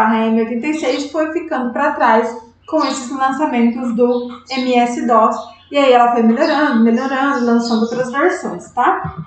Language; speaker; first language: Portuguese; native; Portuguese